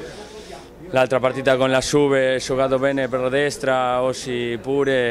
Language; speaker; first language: Italian; non-native, fluent; Spanish